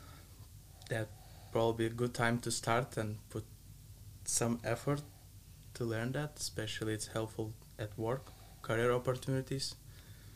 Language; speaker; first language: English; non-native, learner; Lithuanian